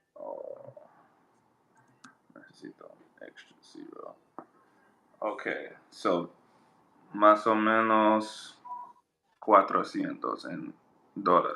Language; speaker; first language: Spanish; non-native, learner; English